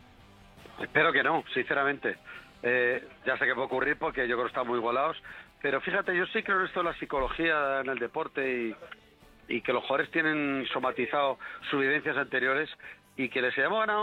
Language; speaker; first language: Spanish; native; Spanish